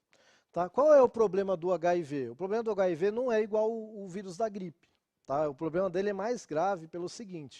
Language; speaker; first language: Portuguese; native; Portuguese